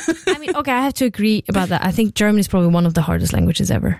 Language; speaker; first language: English; non-native, fluent; German